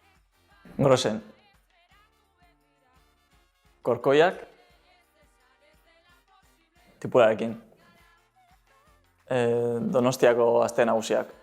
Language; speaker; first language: Basque; non-native, local second language; Spanish